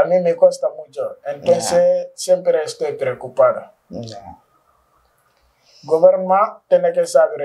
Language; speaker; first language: Spanish; non-native, learner; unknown